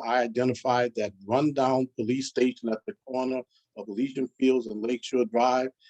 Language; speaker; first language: English; native; English